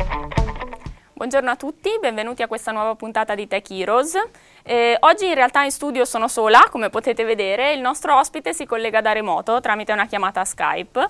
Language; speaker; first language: Italian; native; Italian